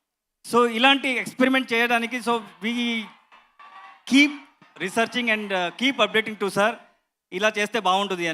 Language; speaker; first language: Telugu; non-native, learner; Kannada